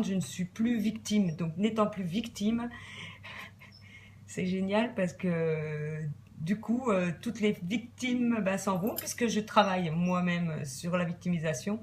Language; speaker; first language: French; native; French